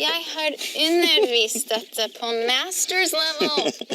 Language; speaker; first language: Norwegian; non-native, learner; English